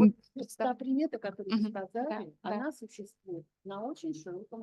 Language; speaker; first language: Russian; native; Russian